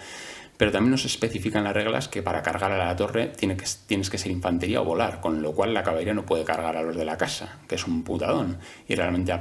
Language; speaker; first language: Spanish; native; Spanish